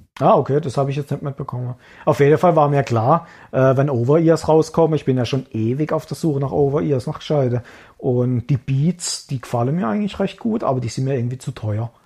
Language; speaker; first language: German; early bilingual, other home language; Italian